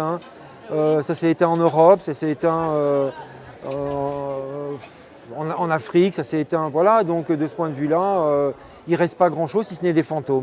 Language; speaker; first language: French; non-native, local second language; Arabic